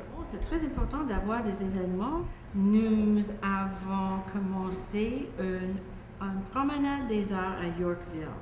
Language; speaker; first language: French; non-native, local second language; English